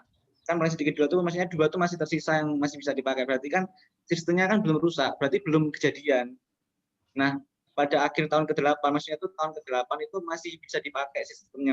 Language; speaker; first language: Indonesian; native; Indonesian